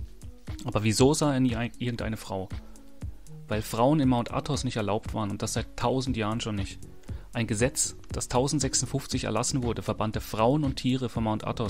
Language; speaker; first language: German; native; German